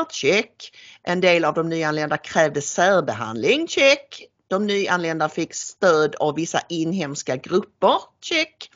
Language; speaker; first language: Swedish; native; Swedish